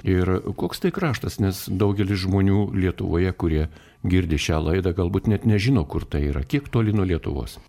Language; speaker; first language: Lithuanian; native; Lithuanian